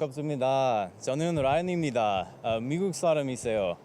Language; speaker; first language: Korean; non-native, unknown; English